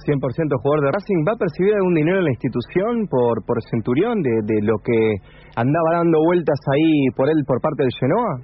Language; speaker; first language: Spanish; native; Spanish